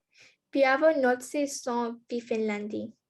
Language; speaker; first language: Polish; non-native, learner; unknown